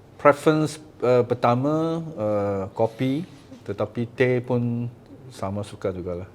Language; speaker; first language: Malay; non-native, local second language; Cantonese